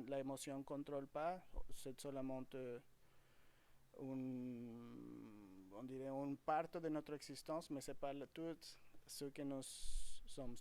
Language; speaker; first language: French; non-native, fluent; Spanish